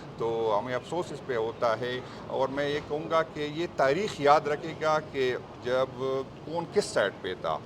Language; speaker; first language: Urdu; non-native, local second language; Pashto